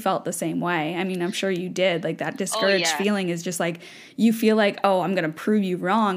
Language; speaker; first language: English; native; English